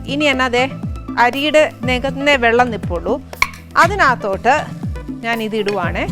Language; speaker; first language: Malayalam; native; Malayalam